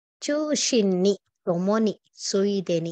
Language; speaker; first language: Japanese; non-native, fluent; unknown